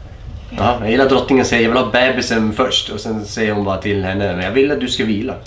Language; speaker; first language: Swedish; native; Swedish